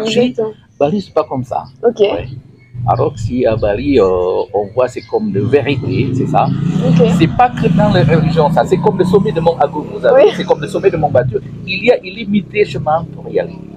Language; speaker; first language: French; non-native, learner; Indonesian